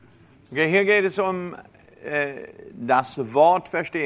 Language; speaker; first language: German; non-native, fluent; English